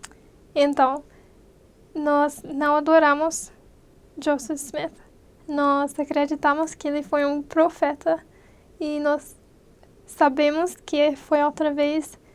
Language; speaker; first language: Portuguese; non-native, fluent; English